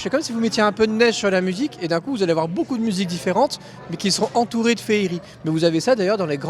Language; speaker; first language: French; native; French